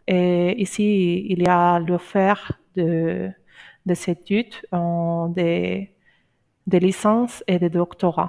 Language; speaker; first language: French; non-native, learner; Spanish